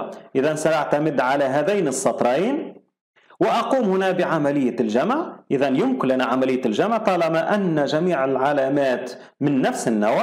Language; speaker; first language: Arabic; native; Arabic